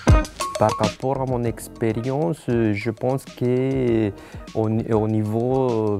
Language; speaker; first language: French; non-native, fluent; Spanish